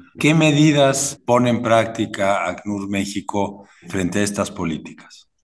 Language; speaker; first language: Spanish; native; Spanish